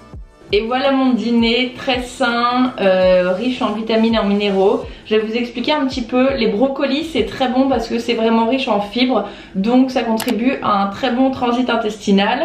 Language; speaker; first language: French; native; French